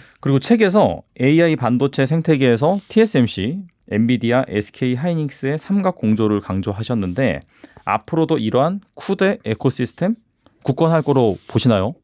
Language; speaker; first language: Korean; native; Korean